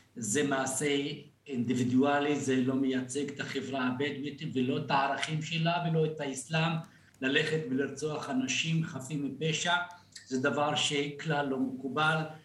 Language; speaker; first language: Hebrew; non-native, local second language; Arabic